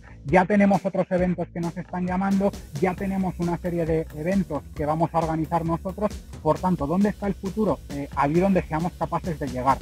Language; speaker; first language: Spanish; native; Spanish